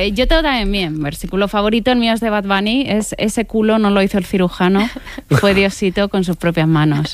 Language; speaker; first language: Spanish; native; Spanish